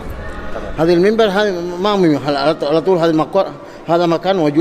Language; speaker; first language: Arabic; non-native, learner; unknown